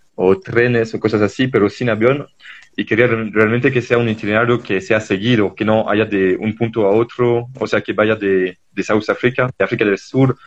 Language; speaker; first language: Spanish; non-native, fluent; French